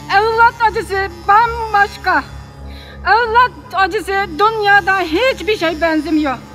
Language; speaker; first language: Turkish; non-native, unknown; Uyghur